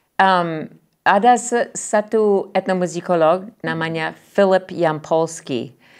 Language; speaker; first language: Indonesian; non-native, learner; English